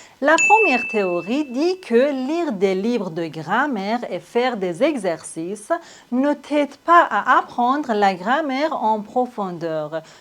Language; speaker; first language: French; non-native, fluent; Persian